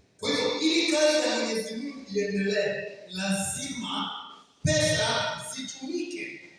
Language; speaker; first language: Swahili; non-native, local second language; Kamba